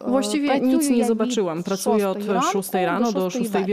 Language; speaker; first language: Ukrainian; native; Ukrainian